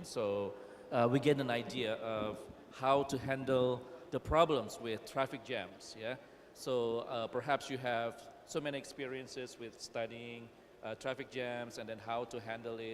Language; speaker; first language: English; non-native, fluent; Indonesian